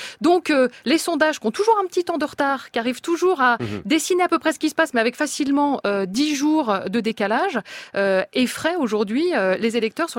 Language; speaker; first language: French; native; French